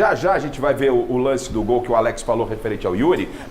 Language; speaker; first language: Portuguese; native; Portuguese